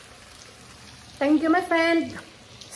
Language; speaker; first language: English; non-native, local second language; Filipino